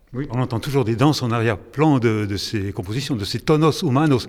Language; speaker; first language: French; native; French